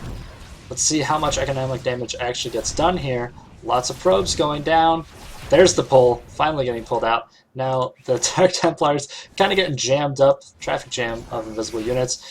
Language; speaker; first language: English; native; English